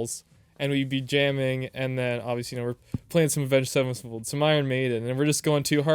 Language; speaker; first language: English; native; English